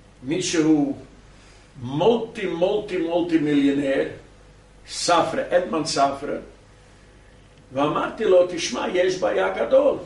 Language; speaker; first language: Hebrew; non-native, fluent; English